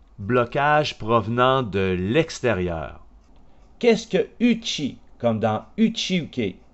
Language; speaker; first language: French; native; French